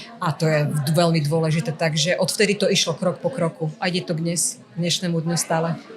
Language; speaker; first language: Slovak; native; Slovak